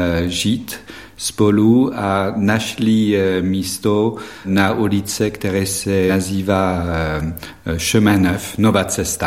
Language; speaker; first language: Czech; non-native, fluent; French